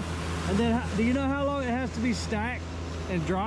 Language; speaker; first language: English; native; English